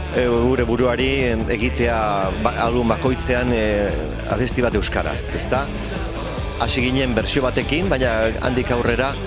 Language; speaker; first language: Basque; non-native, local second language; Spanish